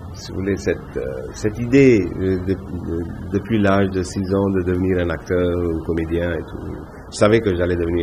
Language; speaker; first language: French; non-native, fluent; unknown